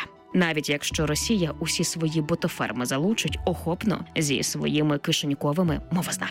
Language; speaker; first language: Ukrainian; native; Ukrainian